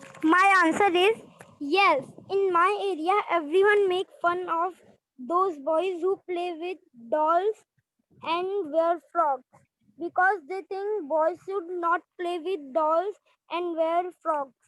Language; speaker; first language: English; non-native, learner; Hindi